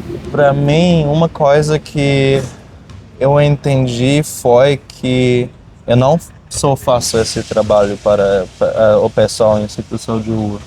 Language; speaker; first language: Portuguese; non-native, fluent; German